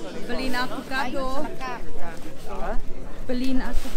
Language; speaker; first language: Indonesian; early bilingual, heritage; German